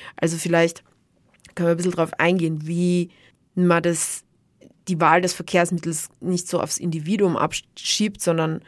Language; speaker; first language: German; native; German